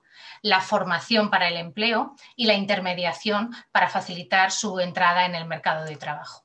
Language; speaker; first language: Spanish; native; Spanish